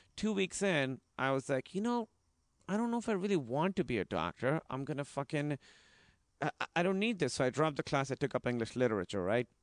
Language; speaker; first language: English; non-native, local second language; Urdu